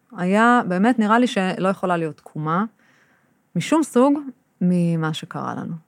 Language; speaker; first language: Hebrew; early bilingual, other home language; English